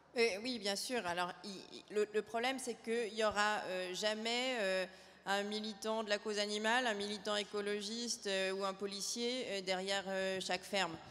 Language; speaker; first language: French; native; French